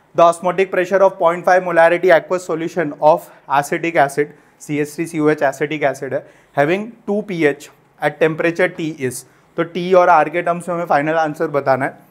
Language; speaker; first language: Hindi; non-native, local second language; Gujarati